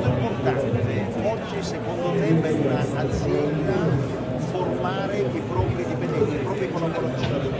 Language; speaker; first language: Italian; native; Italian